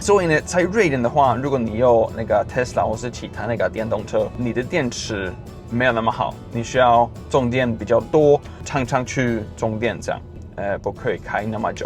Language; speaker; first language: Chinese; non-native, fluent; Swedish